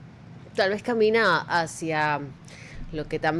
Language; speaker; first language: Spanish; native; Spanish